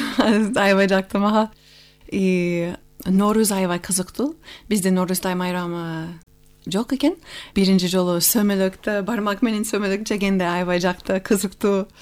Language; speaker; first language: Kyrgyz; non-native, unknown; English